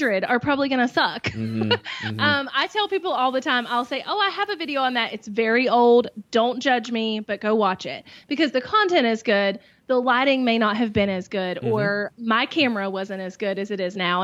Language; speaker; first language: English; native; English